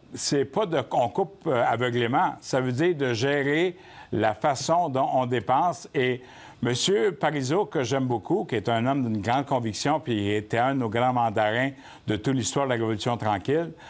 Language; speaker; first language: French; native; French